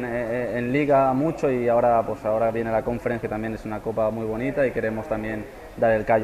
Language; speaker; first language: Spanish; native; Spanish